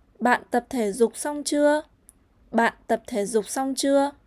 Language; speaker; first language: Vietnamese; native; Vietnamese